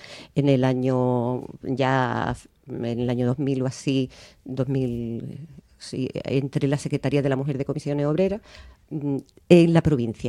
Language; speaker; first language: Spanish; native; Spanish